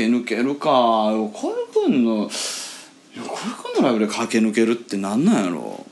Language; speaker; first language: Japanese; native; Japanese